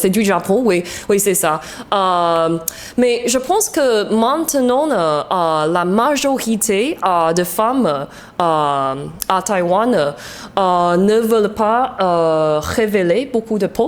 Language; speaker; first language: French; non-native, learner; Chinese